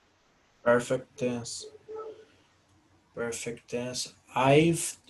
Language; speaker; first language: English; non-native, learner; Portuguese